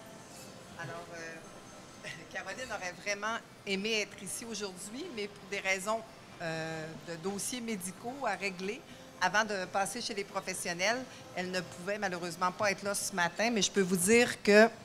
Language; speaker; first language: French; native; French